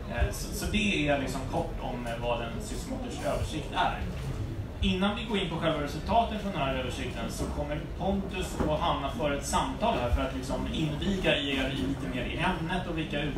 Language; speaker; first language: Swedish; native; Swedish